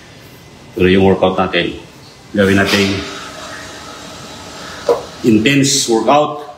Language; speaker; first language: Filipino; native; Filipino